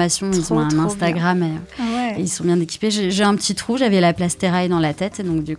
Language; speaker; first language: French; native; French